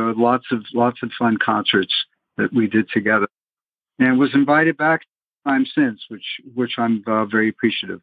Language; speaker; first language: English; native; English